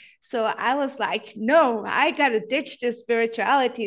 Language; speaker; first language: English; non-native, fluent; Norwegian